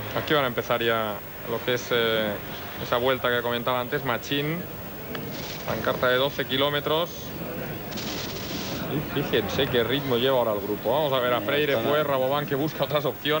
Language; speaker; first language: Spanish; native; Spanish